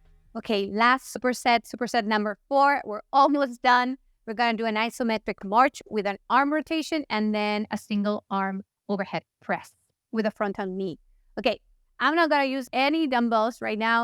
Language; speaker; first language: English; non-native, fluent; Italian